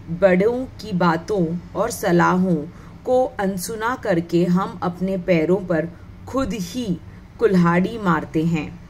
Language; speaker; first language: Hindi; non-native, local second language; Marathi